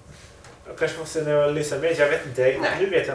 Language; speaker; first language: Swedish; non-native, learner; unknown